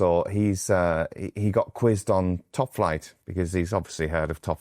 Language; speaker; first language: English; native; English